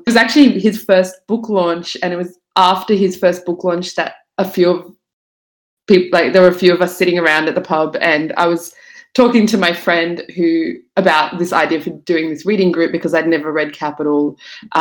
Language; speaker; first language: English; native; English